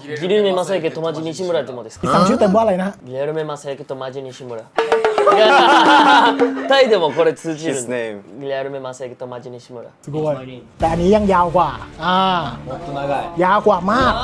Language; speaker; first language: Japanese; non-native, fluent; Thai